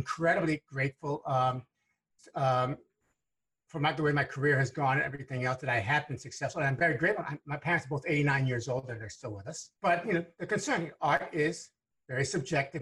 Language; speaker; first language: English; early bilingual, other home language; Spanish